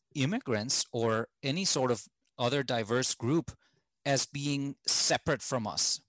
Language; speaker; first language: English; non-native, fluent; German